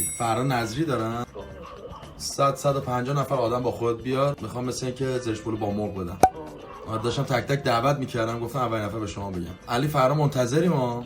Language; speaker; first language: Persian; native; Persian